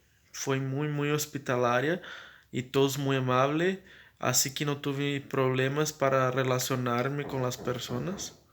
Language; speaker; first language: Spanish; non-native, fluent; Portuguese